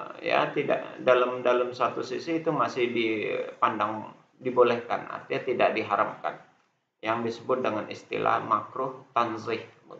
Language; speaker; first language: Indonesian; native; Indonesian